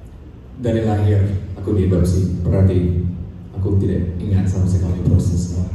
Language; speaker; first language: Indonesian; non-native, fluent; English